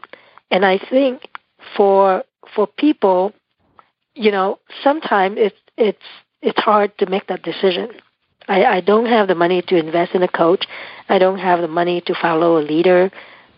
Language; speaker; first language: English; non-native, fluent; Vietnamese